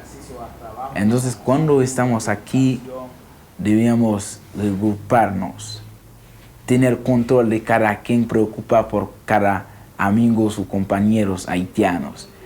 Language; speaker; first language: Spanish; non-native, fluent; Haitian Creole